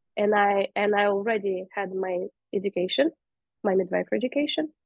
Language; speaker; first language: English; non-native, fluent; Russian